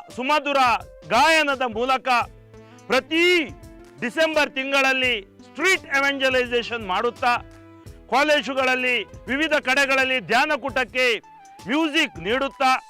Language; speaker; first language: Kannada; native; Kannada